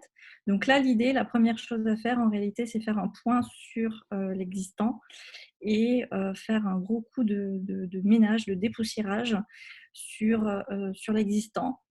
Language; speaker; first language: French; native; French